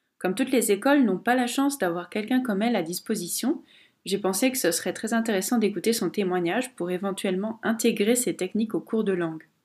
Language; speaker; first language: French; native; French